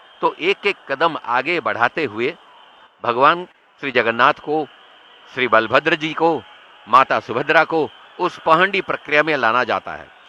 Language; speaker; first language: Hindi; non-native, local second language; Odia